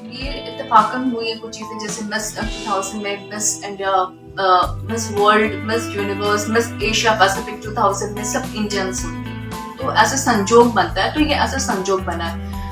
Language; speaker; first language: Hindi; native; Hindi